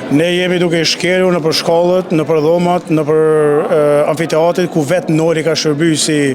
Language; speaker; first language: Albanian; early bilingual, other home language; English